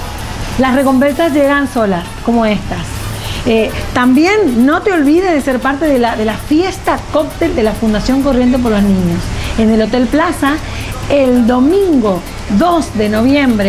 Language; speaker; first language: Spanish; native; Spanish